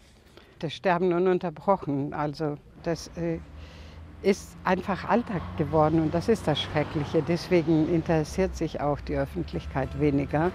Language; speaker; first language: German; non-native, fluent; Greek